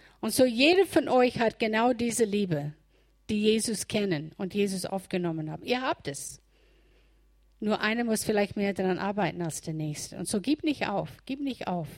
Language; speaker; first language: German; non-native, fluent; English